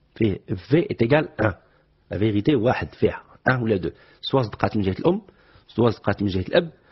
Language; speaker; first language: French; non-native, local second language; Arabic